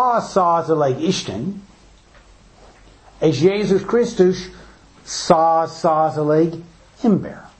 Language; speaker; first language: Hungarian; non-native, fluent; English